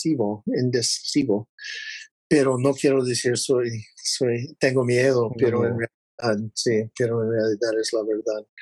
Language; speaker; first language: Spanish; non-native, fluent; English